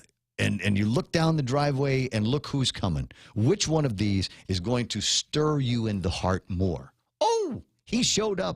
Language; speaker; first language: English; native; English